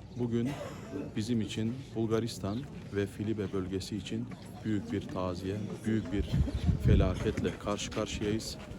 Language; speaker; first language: Turkish; native; Turkish